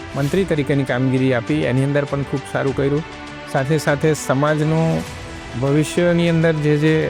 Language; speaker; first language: Gujarati; native; Gujarati